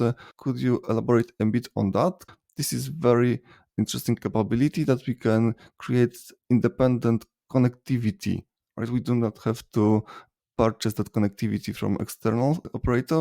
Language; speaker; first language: English; non-native, fluent; Polish